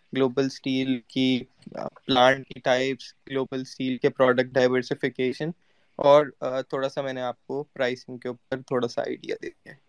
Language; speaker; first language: Urdu; native; Urdu